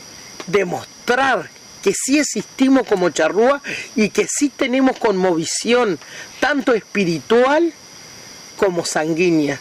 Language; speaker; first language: Spanish; native; Spanish